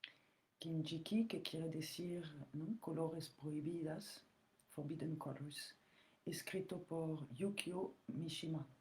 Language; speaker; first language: Spanish; non-native, fluent; French